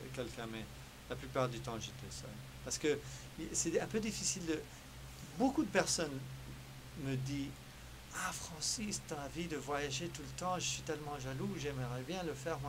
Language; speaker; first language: French; early bilingual, heritage; French